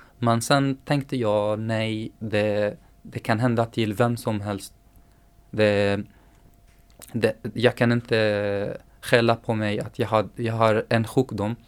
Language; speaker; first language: Swedish; non-native, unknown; Arabic